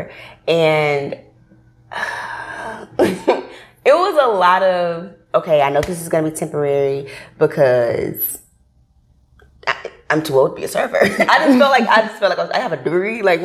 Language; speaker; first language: English; native; English